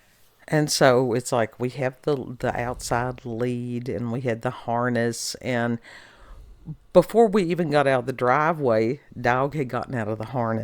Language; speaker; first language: English; native; English